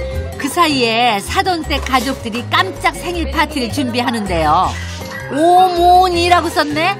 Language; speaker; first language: Korean; native; Korean